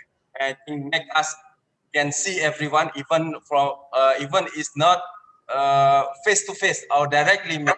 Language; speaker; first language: English; non-native, learner; Indonesian